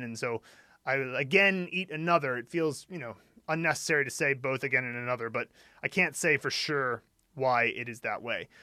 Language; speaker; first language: English; native; English